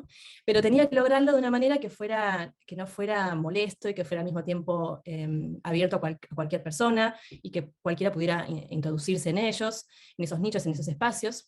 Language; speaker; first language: Spanish; native; Spanish